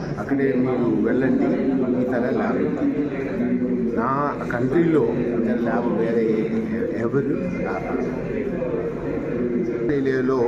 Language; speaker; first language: Telugu; non-native, learner; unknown